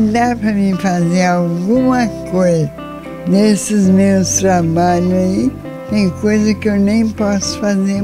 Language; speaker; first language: Portuguese; early bilingual, other home language; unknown